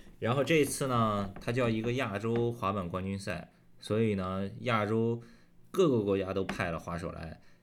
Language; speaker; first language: Chinese; native; Chinese